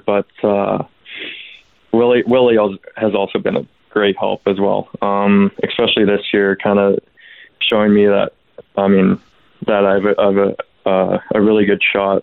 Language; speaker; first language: English; native; English